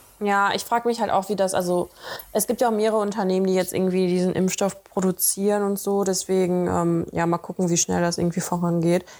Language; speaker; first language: German; early bilingual, other home language; Russian